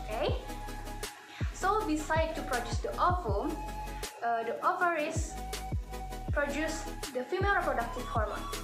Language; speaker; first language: English; non-native, fluent; Indonesian